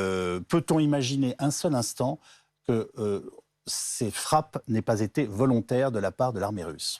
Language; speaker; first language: French; native; French